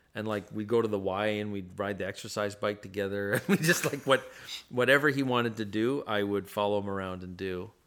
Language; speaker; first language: English; native; English